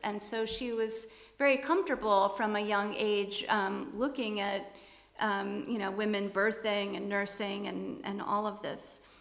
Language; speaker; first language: English; native; English